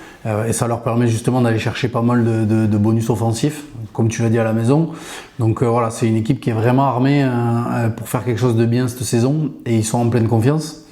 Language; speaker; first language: French; native; French